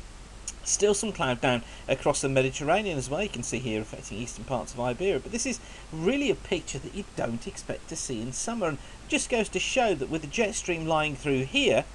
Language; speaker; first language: English; native; English